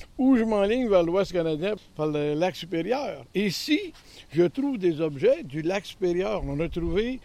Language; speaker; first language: French; native; French